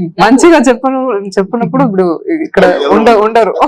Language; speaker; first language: Telugu; non-native, learner; Tamil